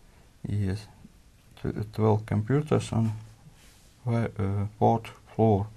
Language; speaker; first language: English; non-native, learner; Latvian